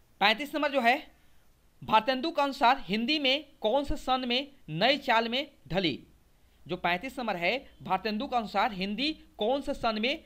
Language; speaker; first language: Hindi; native; Hindi